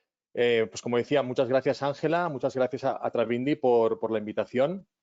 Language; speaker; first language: Spanish; native; Spanish